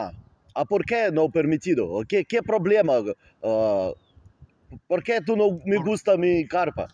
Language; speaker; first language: Spanish; non-native, learner; Russian